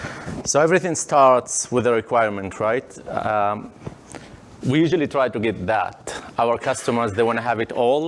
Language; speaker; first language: English; non-native, fluent; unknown